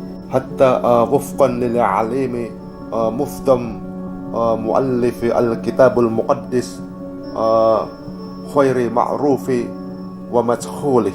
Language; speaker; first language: Arabic; non-native, learner; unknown